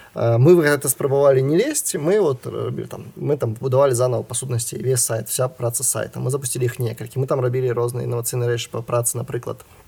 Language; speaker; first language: Belarusian; non-native, local second language; Russian